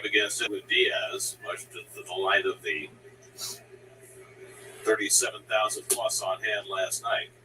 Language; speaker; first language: English; native; English